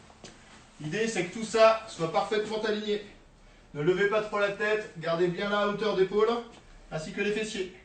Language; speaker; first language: French; native; French